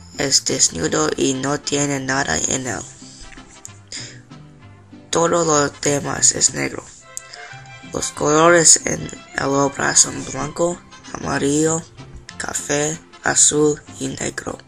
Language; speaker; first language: Spanish; non-native, learner; English